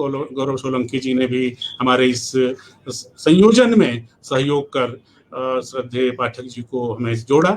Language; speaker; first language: Hindi; native; Hindi